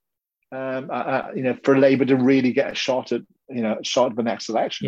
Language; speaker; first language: English; native; English